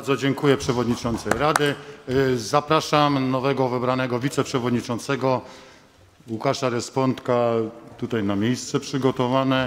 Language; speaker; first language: Polish; native; Polish